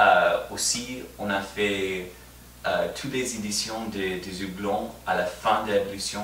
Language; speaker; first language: French; non-native, fluent; English